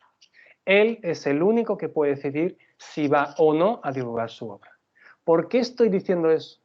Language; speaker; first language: Spanish; native; Spanish